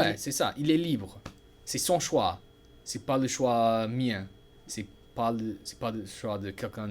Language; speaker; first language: French; non-native, learner; English